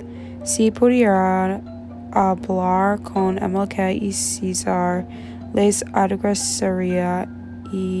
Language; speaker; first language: Spanish; non-native, learner; English